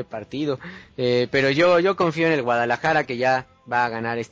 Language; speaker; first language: Spanish; native; Spanish